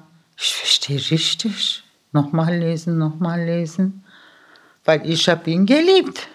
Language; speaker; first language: German; early bilingual, other home language; Turkish